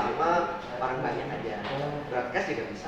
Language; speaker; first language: Indonesian; native; Indonesian